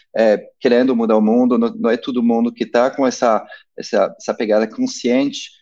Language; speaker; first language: Portuguese; non-native, fluent; French